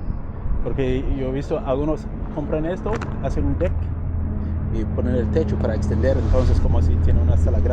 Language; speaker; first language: Spanish; non-native, learner; English